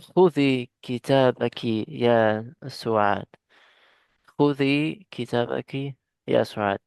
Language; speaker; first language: Arabic; non-native, learner; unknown